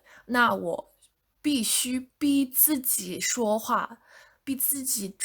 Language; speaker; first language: Chinese; non-native, fluent; English